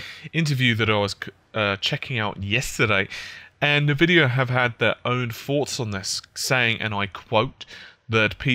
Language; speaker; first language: English; native; English